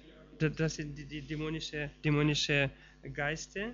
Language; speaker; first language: German; non-native, fluent; Russian